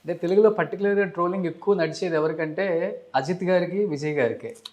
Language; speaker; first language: Telugu; native; Telugu